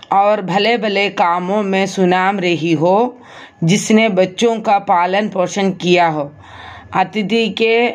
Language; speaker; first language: Hindi; non-native, local second language; Malayalam